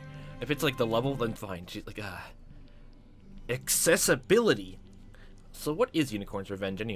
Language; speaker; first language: English; native; English